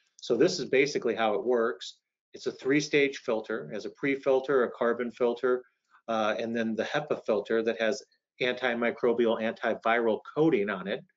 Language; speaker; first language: English; native; English